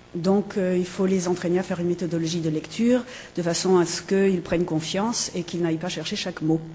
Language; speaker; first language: French; native; French